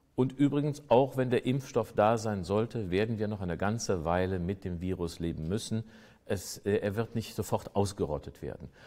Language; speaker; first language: German; native; German